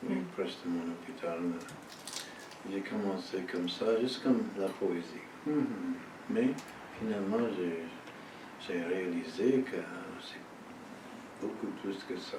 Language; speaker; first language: French; early bilingual, heritage; French